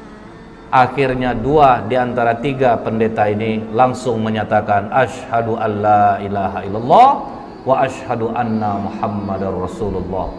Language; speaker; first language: Indonesian; native; Indonesian